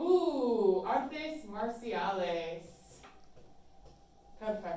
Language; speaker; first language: Spanish; non-native, fluent; English